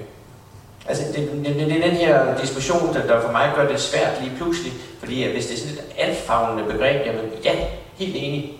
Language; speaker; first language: Danish; native; Danish